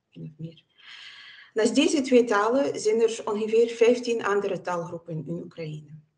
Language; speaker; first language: Dutch; non-native, fluent; Ukrainian